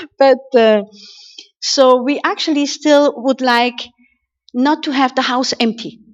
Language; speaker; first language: English; non-native, fluent; German